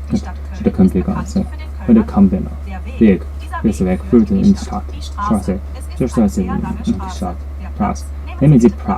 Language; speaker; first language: German; non-native, learner; Japanese